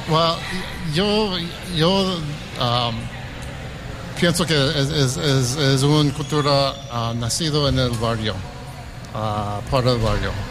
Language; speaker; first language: Spanish; early bilingual, heritage; English